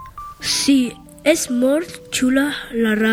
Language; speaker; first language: Catalan; early bilingual, other home language; Chinese